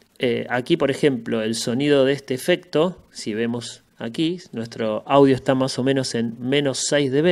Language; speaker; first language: Spanish; native; Spanish